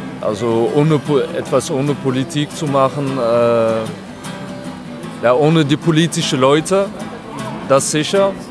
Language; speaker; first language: German; non-native, fluent; French